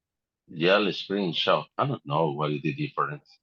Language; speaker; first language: English; non-native, learner; Spanish